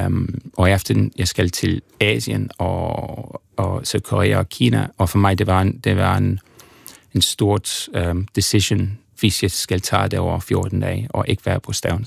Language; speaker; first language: Danish; non-native, fluent; English